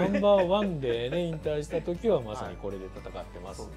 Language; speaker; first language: Japanese; native; Japanese